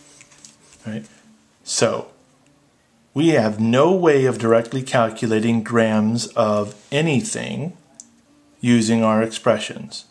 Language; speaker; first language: English; native; English